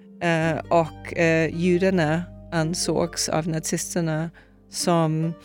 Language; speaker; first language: Swedish; non-native, fluent; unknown